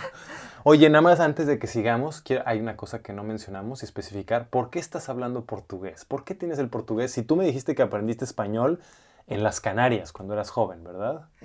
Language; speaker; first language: Spanish; native; Spanish